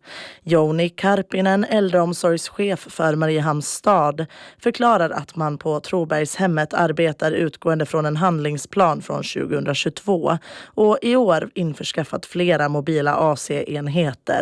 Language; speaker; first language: Swedish; native; Swedish